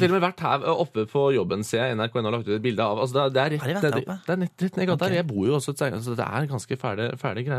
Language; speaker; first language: Norwegian; native; Norwegian